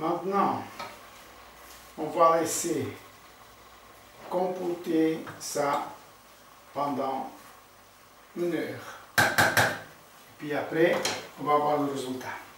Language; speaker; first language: French; non-native, learner; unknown